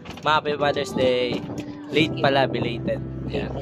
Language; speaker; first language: Filipino; non-native, local second language; Bikol